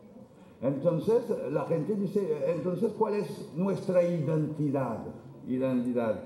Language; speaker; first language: Spanish; non-native, fluent; French